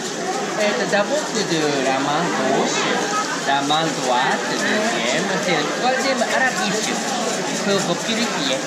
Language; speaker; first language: French; non-native, learner; Japanese